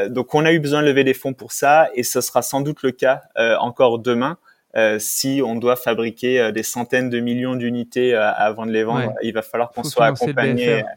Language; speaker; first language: French; native; French